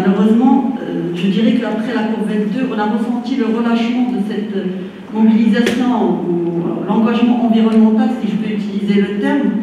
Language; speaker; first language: French; non-native, local second language; Arabic